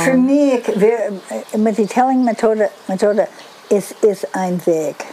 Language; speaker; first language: German; non-native, learner; English